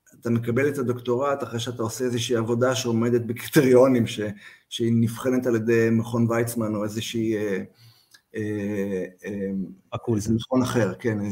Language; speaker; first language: Hebrew; native; Hebrew